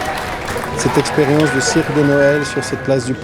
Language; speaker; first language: French; native; French